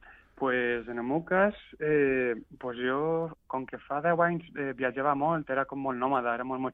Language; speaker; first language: Catalan; non-native, local second language; Spanish